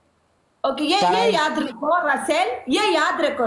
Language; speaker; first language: Hindi; non-native, learner; Bangla